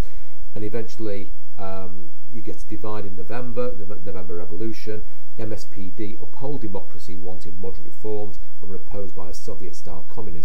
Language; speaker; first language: English; native; English